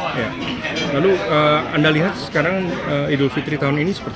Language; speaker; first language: Indonesian; native; Indonesian